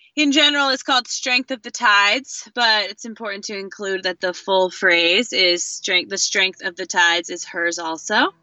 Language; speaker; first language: English; native; English